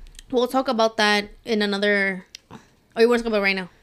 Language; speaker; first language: English; early bilingual, other home language; Spanish